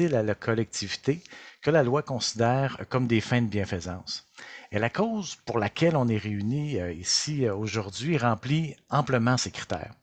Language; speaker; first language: French; native; French